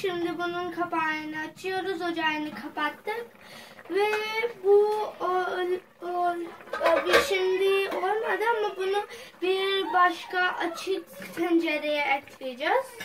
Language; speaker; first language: Turkish; non-native, learner; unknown